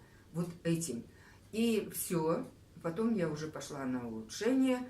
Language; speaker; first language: Russian; native; Russian